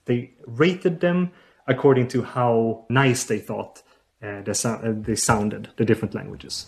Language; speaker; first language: English; non-native, fluent; Swedish